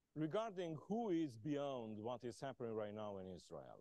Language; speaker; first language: English; non-native, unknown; Romanian